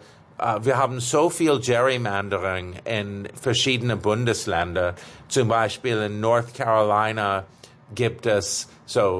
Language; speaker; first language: German; non-native, fluent; English